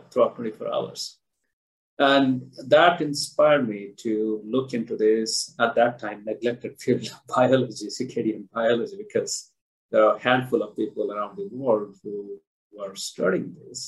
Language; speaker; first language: English; non-native, local second language; Odia